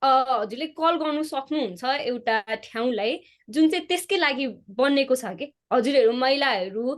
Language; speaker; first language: Nepali; early bilingual, heritage; Nepali